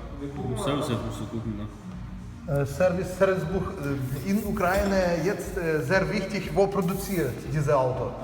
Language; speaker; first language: German; non-native, learner; Ukrainian